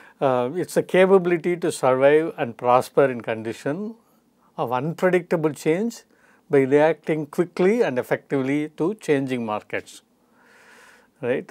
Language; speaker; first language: English; non-native, local second language; Tamil